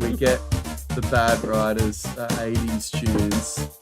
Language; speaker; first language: English; native; English